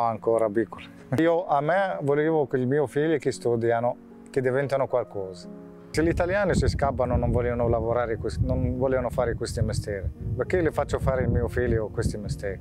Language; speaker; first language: Italian; non-native, fluent; Arabic